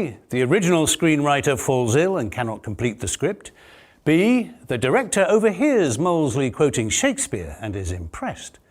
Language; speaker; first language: English; native; English